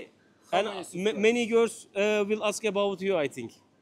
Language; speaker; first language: English; non-native, learner; Turkish